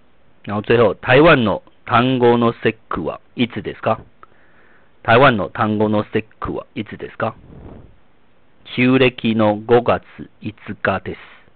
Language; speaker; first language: Japanese; non-native, fluent; Chinese